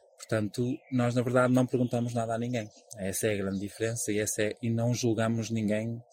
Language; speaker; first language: Portuguese; native; Portuguese